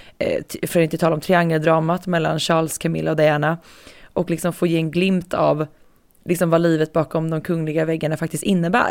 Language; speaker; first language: Swedish; native; Swedish